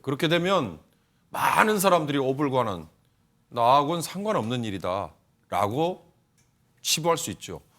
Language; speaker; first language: Korean; native; Korean